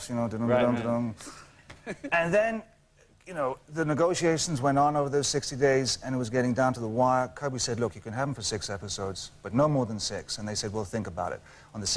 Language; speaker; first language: English; native; English